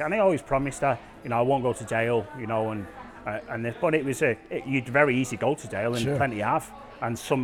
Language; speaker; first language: English; native; English